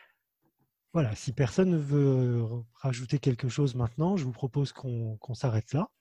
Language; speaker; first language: French; native; French